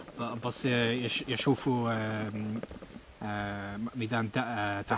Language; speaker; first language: Arabic; non-native, learner; English